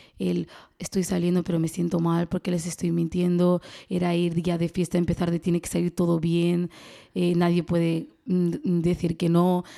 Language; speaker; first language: Spanish; early bilingual, other home language; Arabic